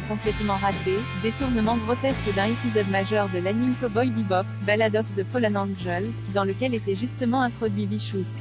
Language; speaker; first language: French; native; French